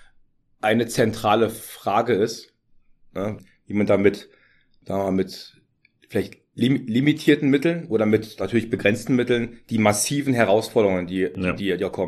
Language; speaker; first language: German; native; German